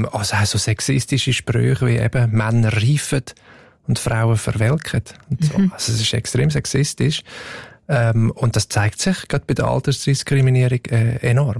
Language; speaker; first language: German; native; German